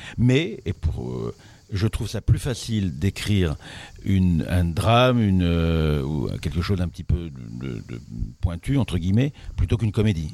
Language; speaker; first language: French; native; French